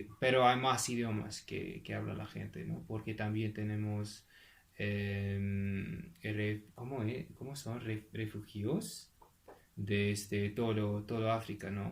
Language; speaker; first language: Spanish; non-native, fluent; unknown